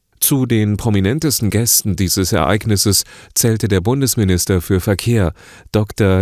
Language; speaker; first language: German; native; German